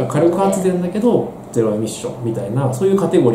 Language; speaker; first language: Japanese; native; Japanese